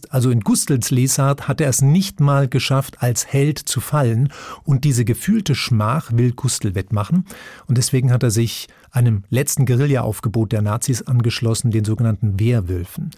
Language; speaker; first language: German; native; German